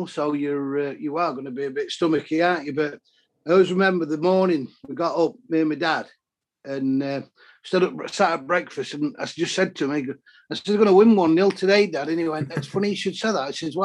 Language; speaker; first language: English; native; English